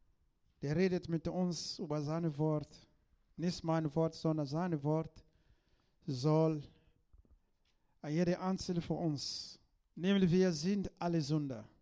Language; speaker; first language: German; non-native, learner; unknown